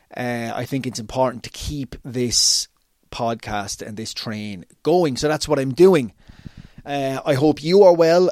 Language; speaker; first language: English; native; English